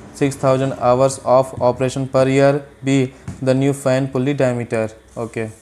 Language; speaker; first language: Hindi; native; Hindi